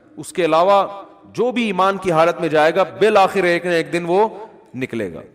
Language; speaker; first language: Urdu; native; Urdu